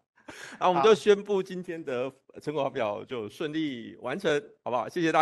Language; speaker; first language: Chinese; native; Chinese